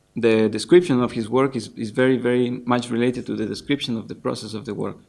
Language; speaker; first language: English; non-native, fluent; Spanish